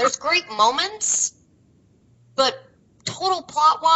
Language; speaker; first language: English; native; English